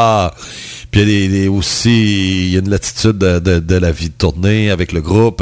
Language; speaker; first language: French; native; French